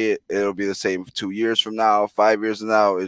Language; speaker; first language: English; early bilingual, other home language; Spanish